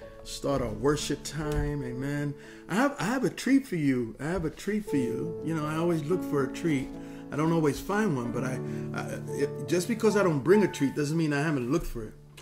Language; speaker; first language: English; early bilingual, other home language; Spanish